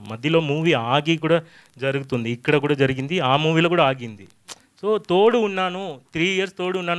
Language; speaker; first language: Telugu; non-native, fluent; Tamil